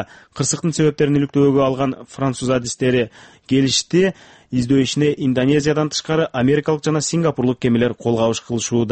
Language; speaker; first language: Kyrgyz; native; Kyrgyz